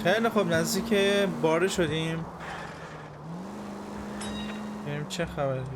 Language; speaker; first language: Persian; native; Persian